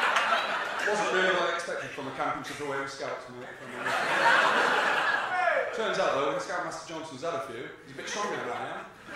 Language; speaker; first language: English; native; English